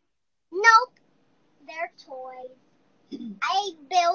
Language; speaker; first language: English; non-native, learner; Chinese